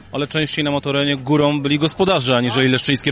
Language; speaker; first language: Polish; native; Polish